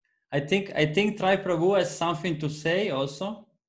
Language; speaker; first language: English; non-native, fluent; Italian